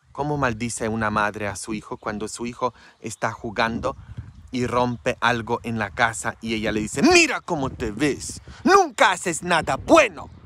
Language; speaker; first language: Spanish; non-native, fluent; Polish